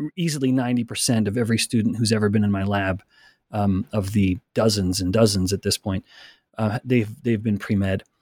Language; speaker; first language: English; native; English